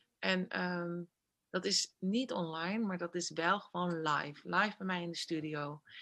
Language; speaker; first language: Dutch; native; Dutch